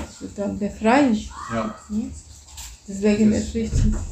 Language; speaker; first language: German; non-native, fluent; Spanish